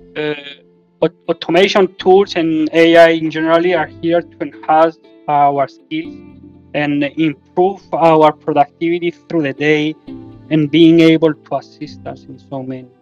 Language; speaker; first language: English; non-native, fluent; Greek